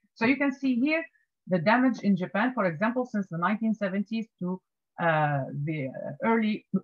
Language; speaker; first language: English; non-native, fluent; Arabic